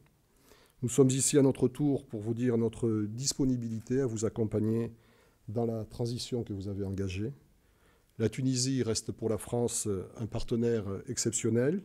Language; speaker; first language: French; native; French